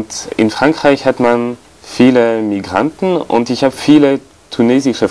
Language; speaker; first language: German; non-native, fluent; French